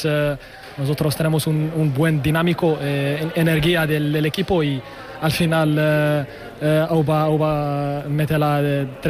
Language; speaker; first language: Spanish; non-native, learner; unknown